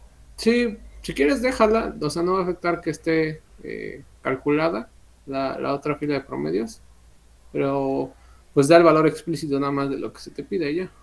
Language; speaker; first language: Spanish; native; Spanish